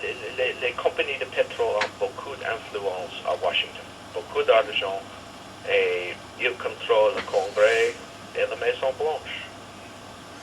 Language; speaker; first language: French; non-native, learner; English